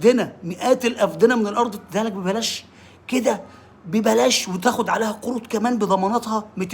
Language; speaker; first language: Arabic; native; Arabic